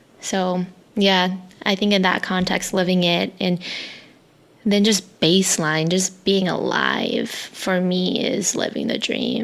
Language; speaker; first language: English; early bilingual, other home language; Hmong